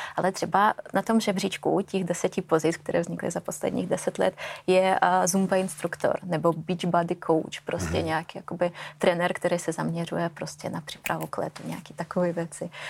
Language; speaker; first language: Czech; non-native, fluent; Russian